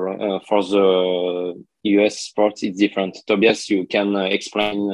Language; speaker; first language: English; non-native, learner; French